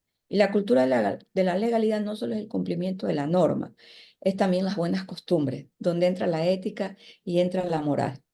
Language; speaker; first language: Spanish; native; Spanish